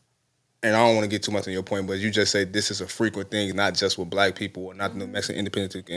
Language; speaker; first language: English; native; English